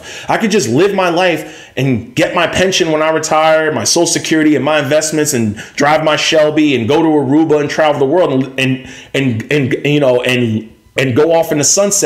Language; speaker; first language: English; native; English